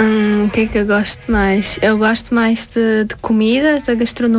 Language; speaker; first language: Portuguese; early bilingual, other home language; Tajik